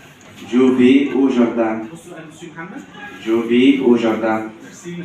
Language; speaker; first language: French; non-native, fluent; Arabic